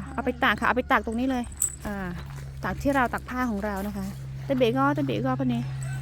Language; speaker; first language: Thai; non-native, local second language; S'gaw Karen